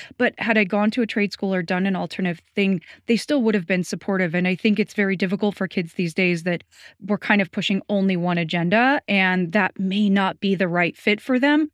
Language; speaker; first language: English; native; English